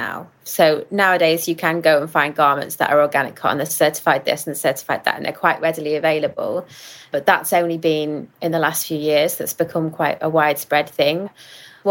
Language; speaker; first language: English; native; English